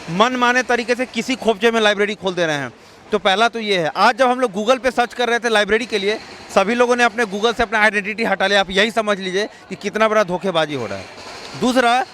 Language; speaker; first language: Hindi; native; Hindi